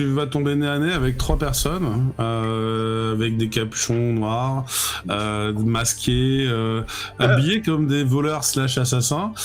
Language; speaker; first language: French; native; French